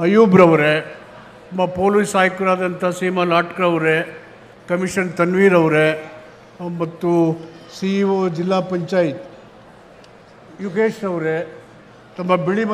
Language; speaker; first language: Kannada; native; Kannada